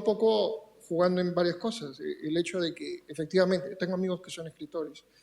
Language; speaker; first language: Spanish; native; Spanish